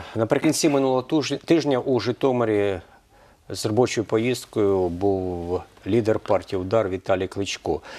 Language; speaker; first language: Ukrainian; native; Ukrainian